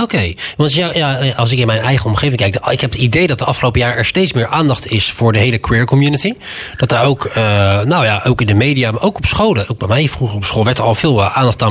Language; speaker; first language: Dutch; native; Dutch